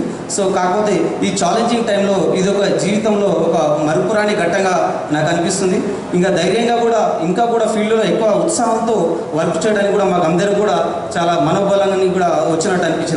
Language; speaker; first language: Telugu; native; Telugu